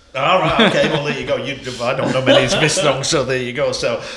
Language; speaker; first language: English; native; English